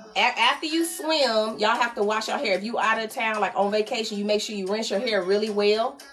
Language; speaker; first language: English; native; English